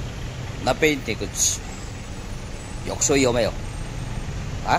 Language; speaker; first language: Chinese; non-native, learner; Nepali